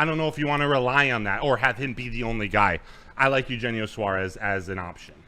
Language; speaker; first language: English; native; English